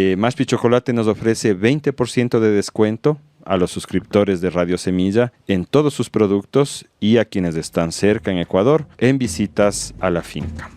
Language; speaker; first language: Spanish; native; Spanish